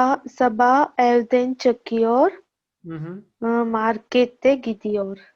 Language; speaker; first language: Turkish; non-native, learner; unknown